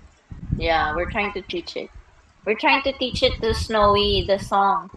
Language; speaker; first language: English; non-native, local second language; Filipino